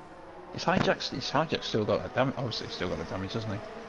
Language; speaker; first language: English; native; English